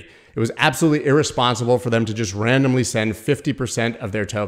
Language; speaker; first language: English; native; English